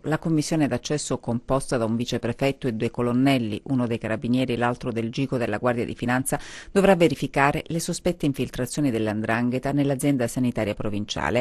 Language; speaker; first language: Italian; native; Italian